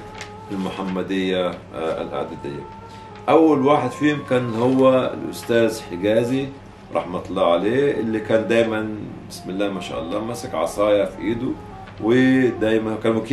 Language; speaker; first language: Arabic; native; Arabic